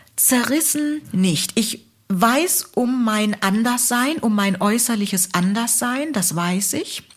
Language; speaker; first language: German; early bilingual, other home language; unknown